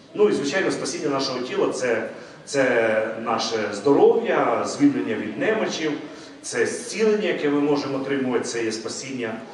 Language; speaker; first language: Ukrainian; non-native, local second language; Russian